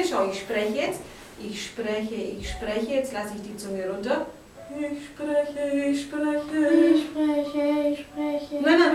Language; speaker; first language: German; native; German